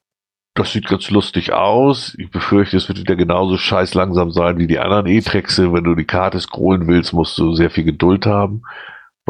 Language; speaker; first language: German; native; German